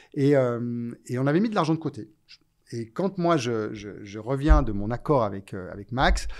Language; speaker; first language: French; native; French